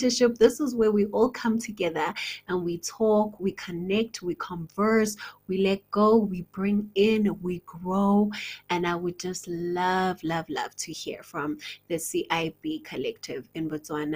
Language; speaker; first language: English; non-native, local second language; Zulu